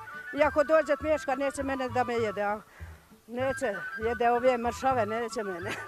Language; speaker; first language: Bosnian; non-native, learner; Albanian